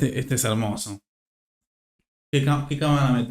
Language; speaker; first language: Spanish; native; Spanish